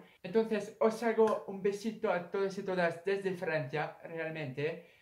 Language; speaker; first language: Spanish; non-native, fluent; French